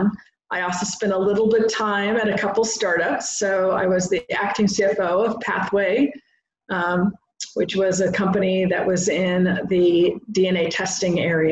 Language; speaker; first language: English; native; English